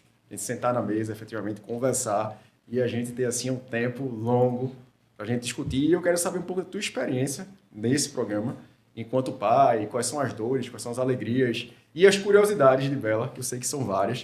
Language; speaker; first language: Portuguese; native; Portuguese